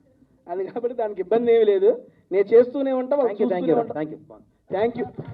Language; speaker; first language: Telugu; native; Telugu